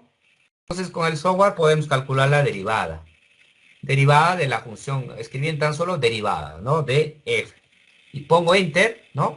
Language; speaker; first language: Spanish; native; Spanish